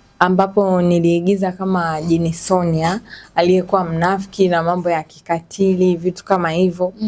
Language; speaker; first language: Swahili; native; Swahili